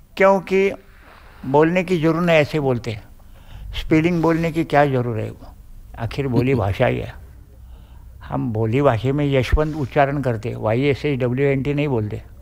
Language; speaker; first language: Hindi; non-native, local second language; Marathi